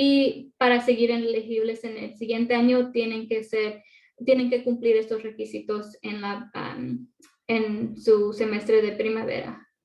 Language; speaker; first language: Spanish; early bilingual, other home language; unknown